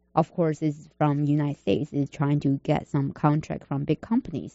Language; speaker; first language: English; non-native, learner; Chinese